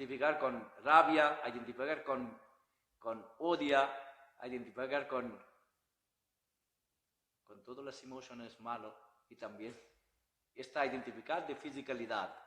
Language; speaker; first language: Spanish; non-native, learner; Bangla